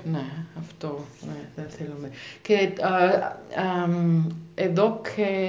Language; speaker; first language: Greek; non-native, learner; German